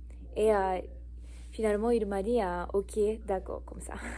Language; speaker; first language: French; non-native, learner; Japanese